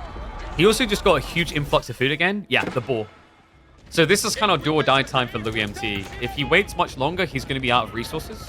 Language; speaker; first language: English; native; English